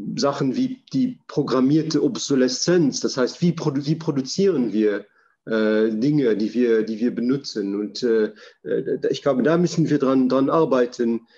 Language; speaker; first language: German; non-native, local second language; Luxembourgish